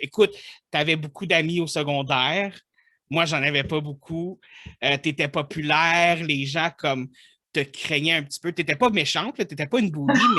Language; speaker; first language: French; native; French